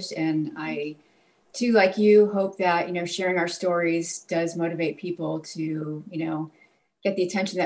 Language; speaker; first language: English; native; English